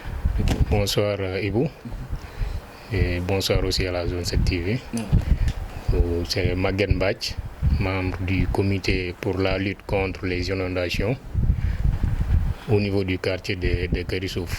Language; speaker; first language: French; non-native, local second language; Wolof